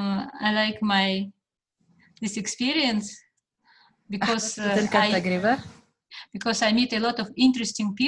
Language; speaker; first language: English; non-native, fluent; Russian